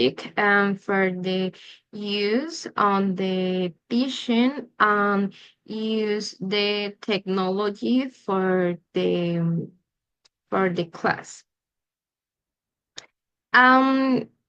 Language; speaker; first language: English; non-native, learner; Spanish